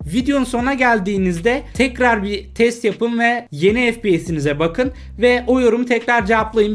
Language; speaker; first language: Turkish; native; Turkish